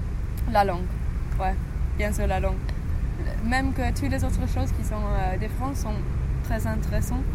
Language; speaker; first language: French; non-native, fluent; English